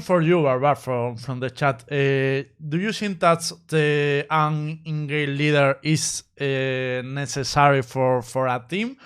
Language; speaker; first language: English; non-native, learner; Spanish